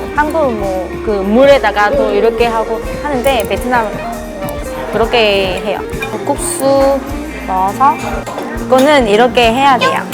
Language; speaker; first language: Korean; non-native, fluent; Vietnamese